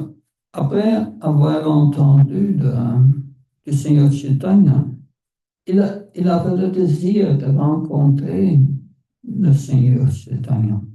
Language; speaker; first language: French; non-native, fluent; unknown